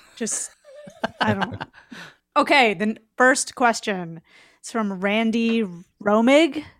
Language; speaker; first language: English; native; English